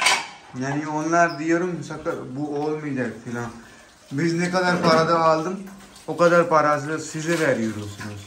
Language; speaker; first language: Turkish; non-native, learner; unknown